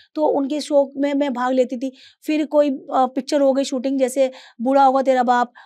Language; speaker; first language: Hindi; native; Hindi